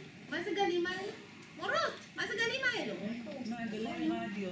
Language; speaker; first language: Hebrew; non-native, fluent; Russian